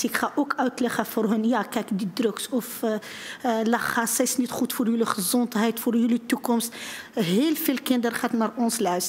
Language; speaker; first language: Dutch; non-native, learner; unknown